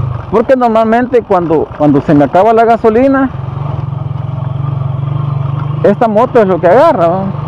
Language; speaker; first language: Spanish; native; Spanish